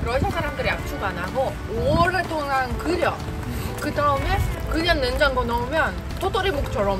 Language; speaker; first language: Korean; non-native, fluent; Russian